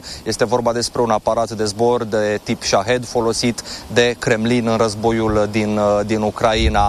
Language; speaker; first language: Romanian; native; Romanian